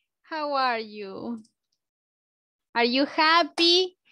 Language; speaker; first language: English; non-native, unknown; Spanish